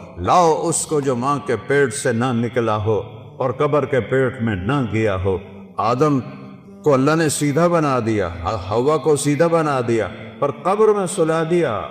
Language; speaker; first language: Urdu; non-native, local second language; Punjabi